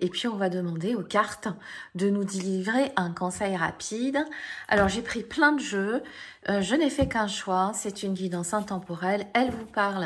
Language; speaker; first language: French; native; French